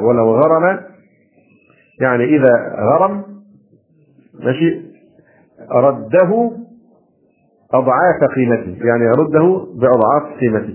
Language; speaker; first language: Arabic; native; Arabic